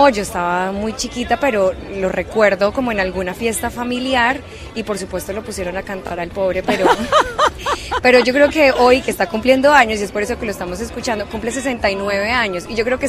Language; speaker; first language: Spanish; native; Spanish